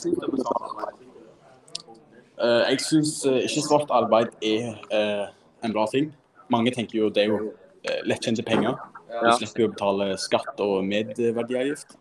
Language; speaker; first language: Norwegian; native; Norwegian